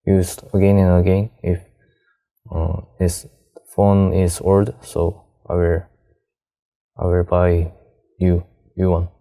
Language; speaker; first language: English; non-native, learner; Korean